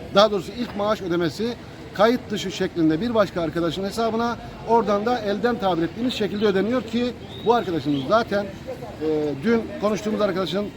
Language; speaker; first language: Turkish; native; Turkish